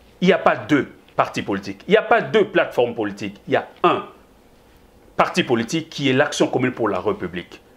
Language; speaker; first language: French; non-native, local second language; Lingala